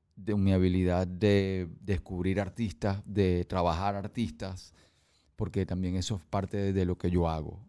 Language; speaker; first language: Spanish; early bilingual, heritage; Spanish